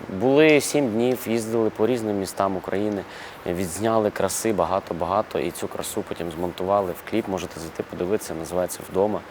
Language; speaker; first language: Ukrainian; non-native, local second language; Russian